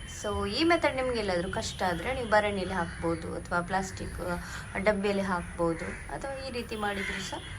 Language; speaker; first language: Kannada; non-native, local second language; Tulu